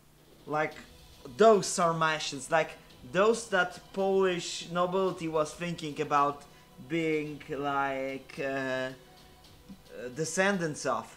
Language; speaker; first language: English; non-native, fluent; Polish